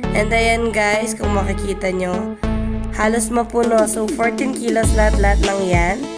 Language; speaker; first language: Filipino; native; Filipino